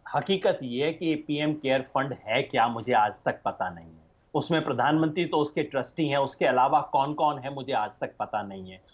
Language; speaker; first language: Hindi; native; Hindi